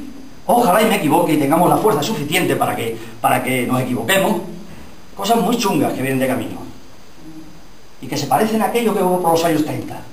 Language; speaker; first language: Spanish; native; Spanish